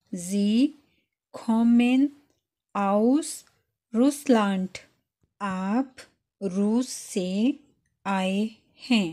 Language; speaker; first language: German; non-native, fluent; Urdu